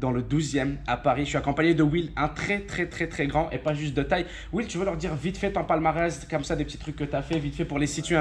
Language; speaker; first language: French; native; French